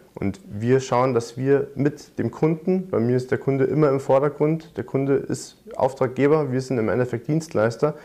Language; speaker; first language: German; native; German